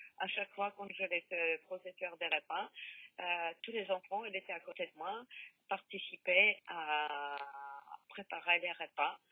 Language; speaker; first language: French; non-native, learner; Polish